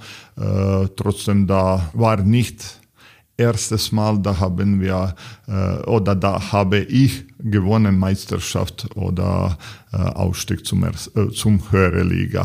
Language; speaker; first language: German; non-native, learner; Serbian